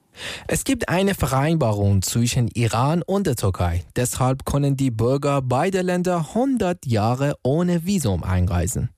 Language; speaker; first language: German; non-native, fluent; Persian